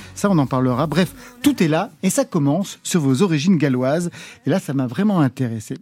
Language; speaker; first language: French; native; French